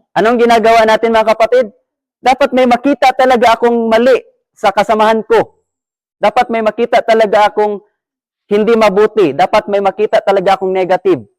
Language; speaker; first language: Filipino; native; Filipino